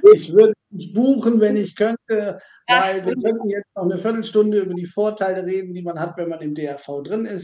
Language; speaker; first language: German; native; German